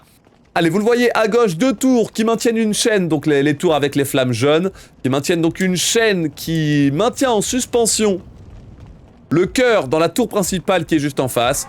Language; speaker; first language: French; native; French